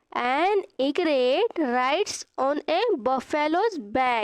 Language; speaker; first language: English; non-native, local second language; Marathi